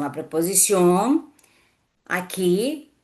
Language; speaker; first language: Spanish; non-native, fluent; Portuguese